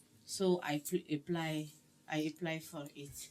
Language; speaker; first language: English; non-native, learner; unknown